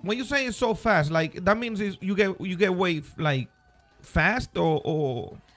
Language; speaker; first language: English; non-native, learner; Spanish